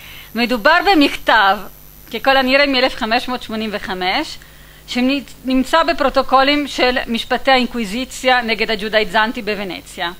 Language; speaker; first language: Hebrew; non-native, fluent; Italian